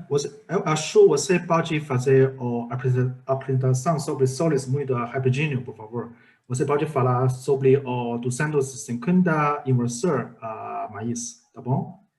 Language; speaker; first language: Portuguese; non-native, learner; Chinese